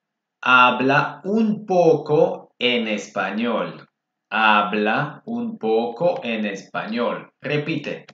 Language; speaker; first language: Spanish; non-native, fluent; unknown